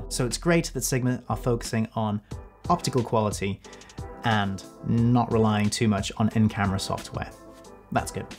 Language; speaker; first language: English; native; English